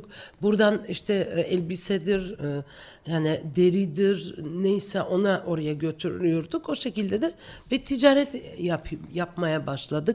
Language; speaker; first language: Turkish; non-native, fluent; Georgian